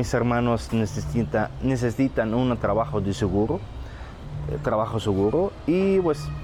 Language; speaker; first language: Spanish; non-native, fluent; Arabic